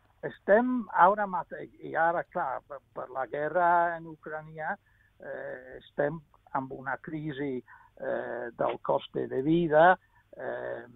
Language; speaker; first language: Catalan; non-native, fluent; English